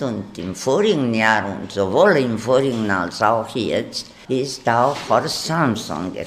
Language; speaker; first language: German; non-native, fluent; Romanian